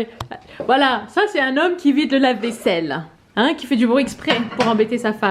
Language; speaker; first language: French; native; French